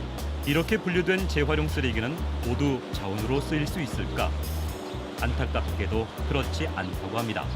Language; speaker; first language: Korean; native; Korean